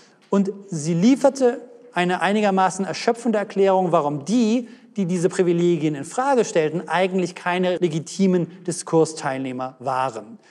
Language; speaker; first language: German; native; German